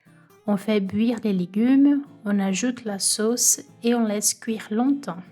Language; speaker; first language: French; non-native, fluent; Portuguese